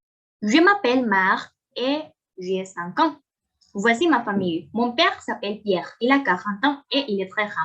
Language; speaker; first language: French; non-native, fluent; Spanish